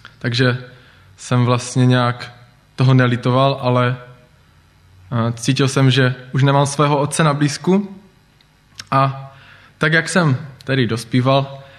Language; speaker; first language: Czech; native; Czech